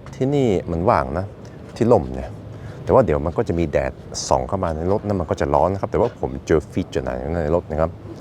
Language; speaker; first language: Thai; non-native, fluent; Norwegian